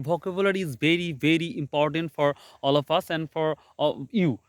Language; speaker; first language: English; non-native, local second language; Bangla